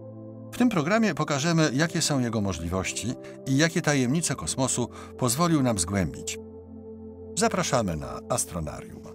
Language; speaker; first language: Polish; native; Polish